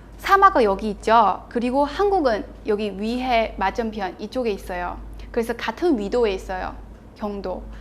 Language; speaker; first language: Korean; non-native, fluent; Chinese